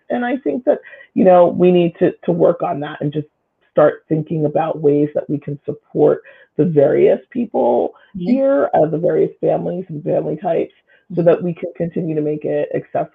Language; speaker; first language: English; native; English